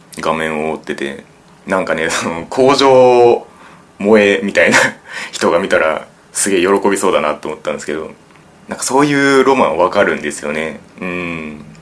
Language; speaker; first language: Japanese; native; Japanese